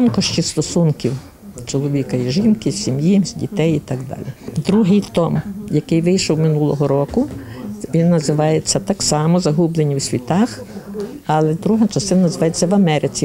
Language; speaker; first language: Ukrainian; native; Ukrainian